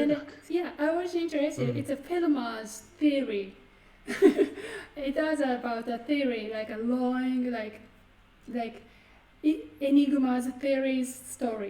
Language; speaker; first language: English; non-native, fluent; Japanese